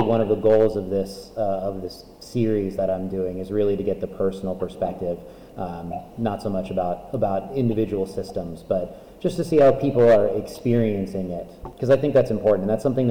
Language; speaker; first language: English; native; English